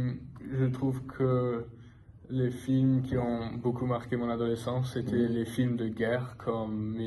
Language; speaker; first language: French; non-native, fluent; English